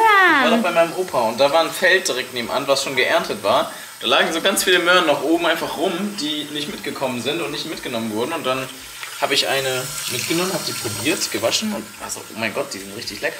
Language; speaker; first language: German; native; German